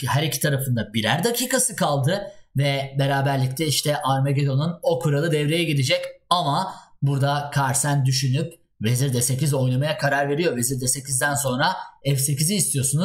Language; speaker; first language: Turkish; native; Turkish